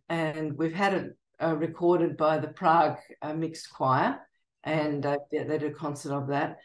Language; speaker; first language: English; native; English